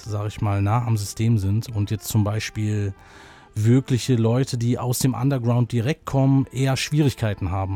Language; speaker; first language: German; native; German